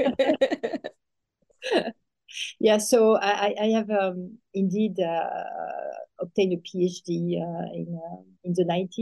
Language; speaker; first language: English; non-native, fluent; French